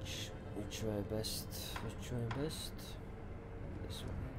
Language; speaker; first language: English; non-native, fluent; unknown